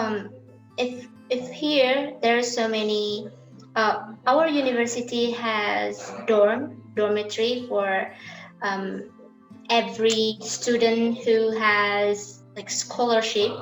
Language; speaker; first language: English; non-native, learner; Indonesian